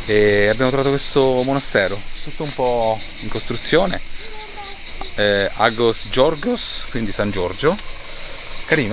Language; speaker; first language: Italian; native; Italian